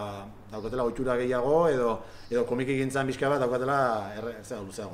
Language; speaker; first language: Basque; native; Basque